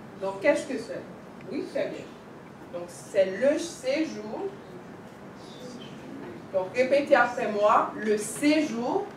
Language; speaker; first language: French; non-native, fluent; English